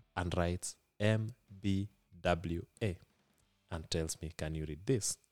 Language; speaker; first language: English; non-native, local second language; Luo (Kenya and Tanzania)